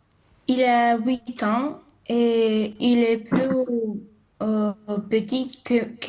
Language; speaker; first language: French; non-native, learner; Romanian